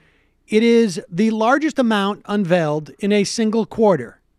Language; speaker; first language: English; native; English